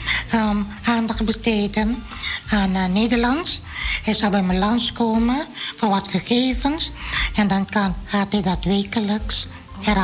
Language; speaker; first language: Dutch; non-native, fluent; Spanish